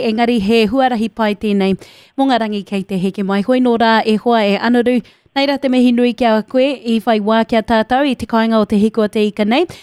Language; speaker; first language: Māori; native; Māori